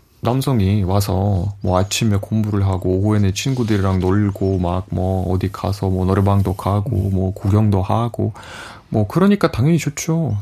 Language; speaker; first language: Korean; non-native, fluent; Russian